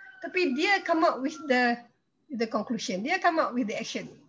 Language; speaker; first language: English; non-native, local second language; Malay